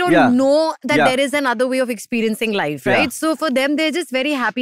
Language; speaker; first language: English; non-native, local second language; Hindi